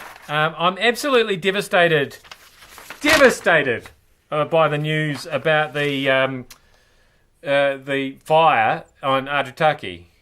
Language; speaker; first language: English; native; English